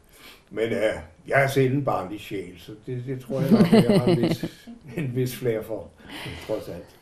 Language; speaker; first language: Danish; native; Danish